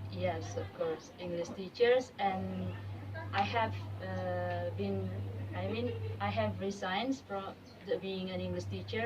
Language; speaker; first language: English; non-native, learner; Indonesian